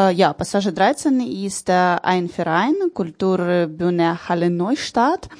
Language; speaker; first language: German; non-native, learner; Ukrainian